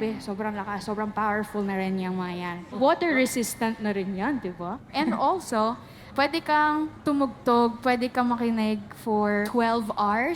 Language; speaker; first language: Filipino; native; Filipino